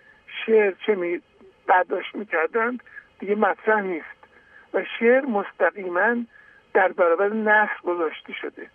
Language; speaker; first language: Persian; native; Persian